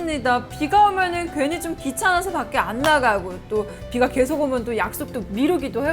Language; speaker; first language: Korean; native; Korean